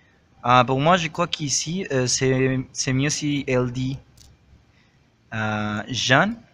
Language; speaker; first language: French; non-native, learner; Spanish